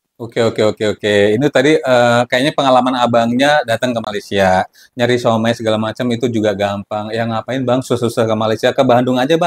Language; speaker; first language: Indonesian; native; Indonesian